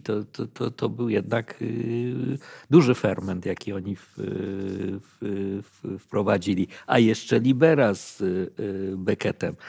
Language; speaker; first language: Polish; native; Polish